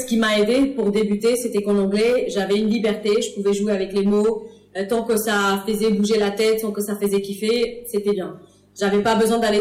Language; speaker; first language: French; non-native, fluent; English